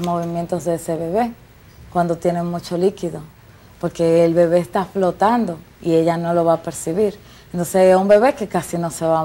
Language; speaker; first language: Spanish; native; Spanish